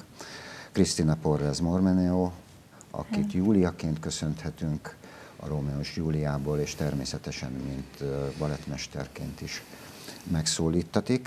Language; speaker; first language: Hungarian; native; Hungarian